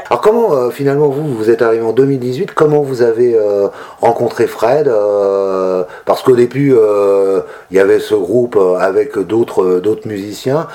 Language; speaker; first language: French; native; French